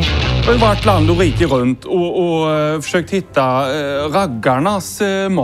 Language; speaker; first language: Swedish; native; Swedish